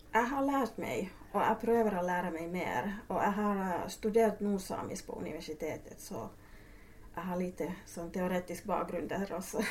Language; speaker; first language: Swedish; non-native, local second language; Finnish